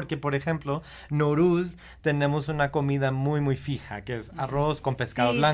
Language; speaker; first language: Spanish; non-native, fluent; English